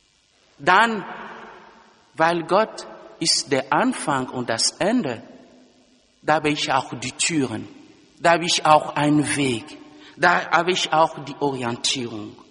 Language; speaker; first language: German; non-native, fluent; Lingala